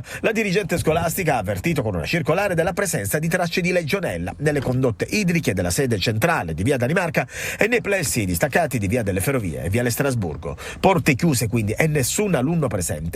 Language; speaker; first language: Italian; native; Italian